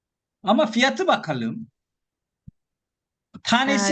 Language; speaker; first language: Turkish; non-native, fluent; Korean